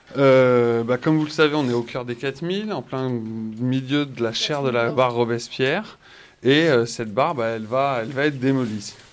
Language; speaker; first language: French; native; French